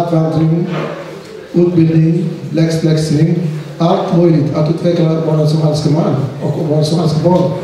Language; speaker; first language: Swedish; non-native, fluent; Somali